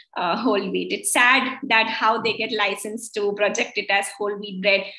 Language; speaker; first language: English; non-native, local second language; Kannada